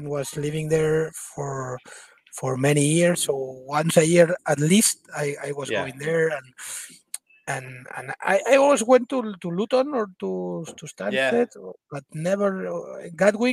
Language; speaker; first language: English; non-native, fluent; Spanish